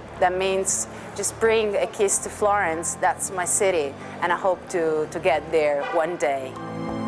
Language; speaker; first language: English; non-native, fluent; Italian